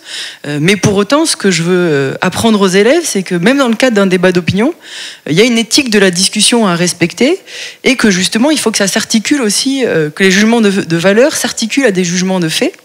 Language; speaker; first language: French; native; French